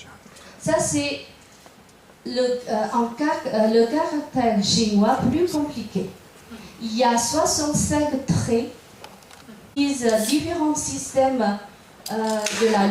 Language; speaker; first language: French; non-native, fluent; Chinese